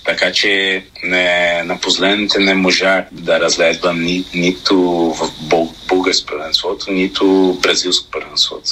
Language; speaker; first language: Bulgarian; non-native, learner; Portuguese